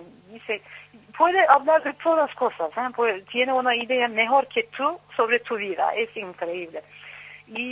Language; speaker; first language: Spanish; non-native, learner; Turkish